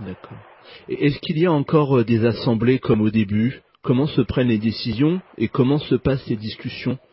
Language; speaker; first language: French; native; French